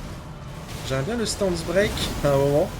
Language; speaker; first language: French; native; French